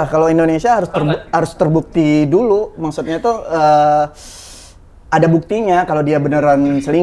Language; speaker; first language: Indonesian; native; Indonesian